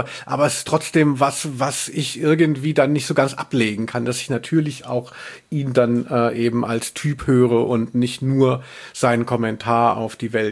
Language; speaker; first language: German; native; German